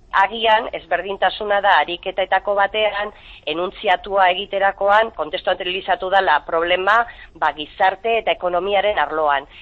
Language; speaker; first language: Basque; native; Basque